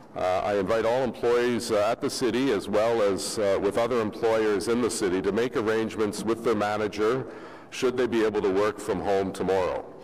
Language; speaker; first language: English; native; English